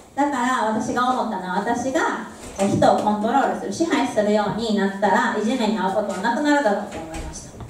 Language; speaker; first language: Japanese; native; Japanese